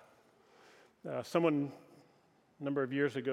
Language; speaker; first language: English; native; English